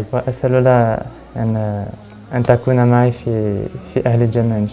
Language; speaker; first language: Arabic; non-native, learner; French